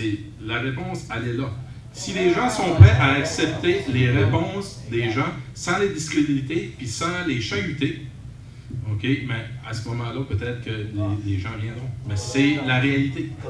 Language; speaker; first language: French; native; French